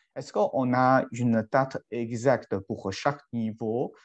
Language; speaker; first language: French; non-native, fluent; Chinese